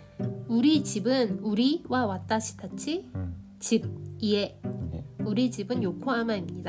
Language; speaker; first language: Korean; non-native, learner; Japanese